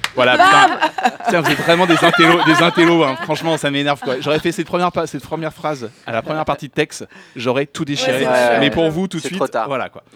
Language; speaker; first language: French; native; French